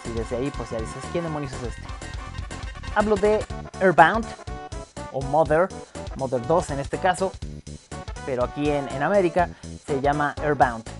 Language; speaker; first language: Spanish; native; Spanish